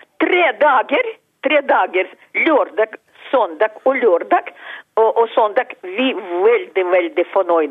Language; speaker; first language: Norwegian; non-native, fluent; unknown